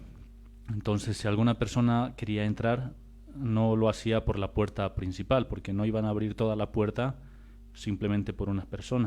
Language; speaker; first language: Spanish; native; Spanish